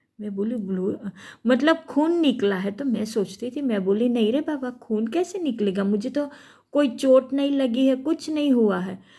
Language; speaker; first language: Hindi; non-native, local second language; Gujarati